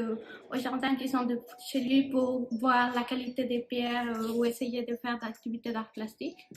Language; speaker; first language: French; non-native, fluent; Spanish